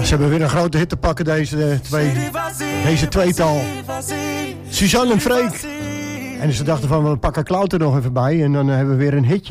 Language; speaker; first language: Dutch; native; Dutch